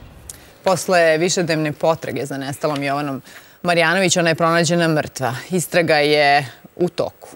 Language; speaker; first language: Serbian; native; Serbian